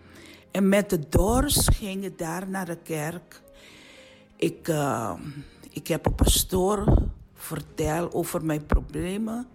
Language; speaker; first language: Dutch; non-native, learner; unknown